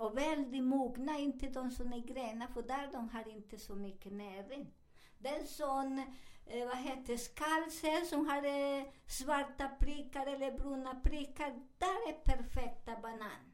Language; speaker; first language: Swedish; non-native, learner; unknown